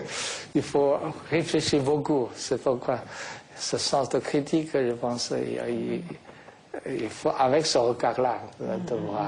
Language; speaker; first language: French; non-native, fluent; Chinese